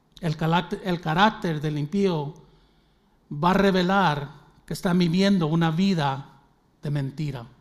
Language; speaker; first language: Spanish; early bilingual, heritage; Spanish